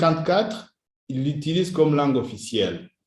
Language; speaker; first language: French; non-native, local second language; Kinyarwanda